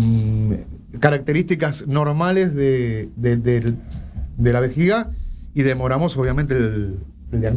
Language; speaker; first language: Spanish; native; Spanish